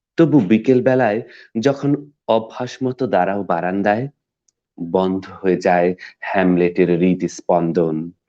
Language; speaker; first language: Bangla; native; Bangla